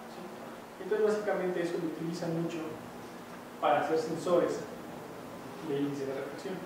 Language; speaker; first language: Spanish; native; Spanish